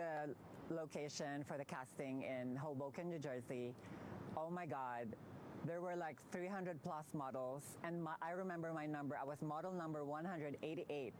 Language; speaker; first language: English; non-native, local second language; Cebuano